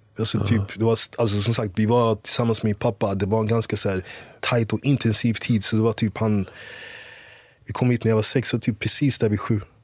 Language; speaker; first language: Swedish; early bilingual, other home language; English